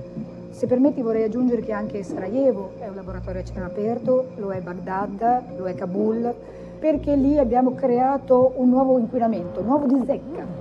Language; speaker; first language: Italian; native; Italian